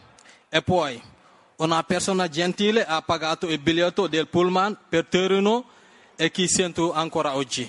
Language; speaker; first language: Italian; non-native, learner; Wolof